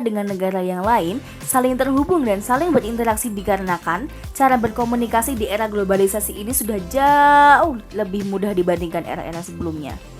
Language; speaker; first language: Indonesian; native; Indonesian